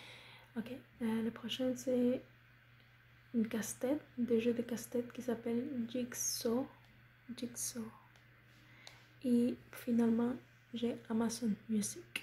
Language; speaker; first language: French; non-native, fluent; Spanish